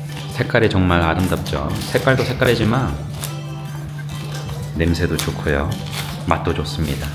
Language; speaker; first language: Korean; native; Korean